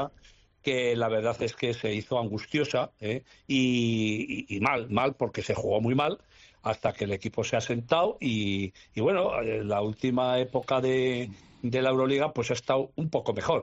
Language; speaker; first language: Spanish; native; Spanish